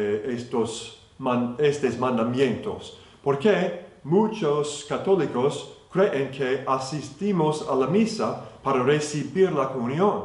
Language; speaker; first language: Spanish; non-native, fluent; English